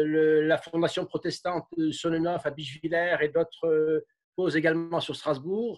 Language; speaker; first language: French; native; French